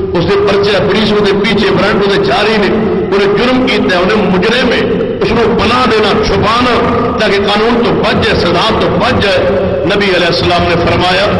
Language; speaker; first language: Urdu; non-native, local second language; Punjabi